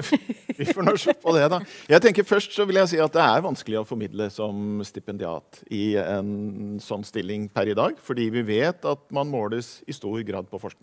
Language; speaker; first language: Norwegian; native; Norwegian